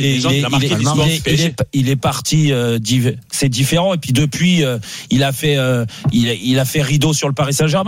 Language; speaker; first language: French; native; French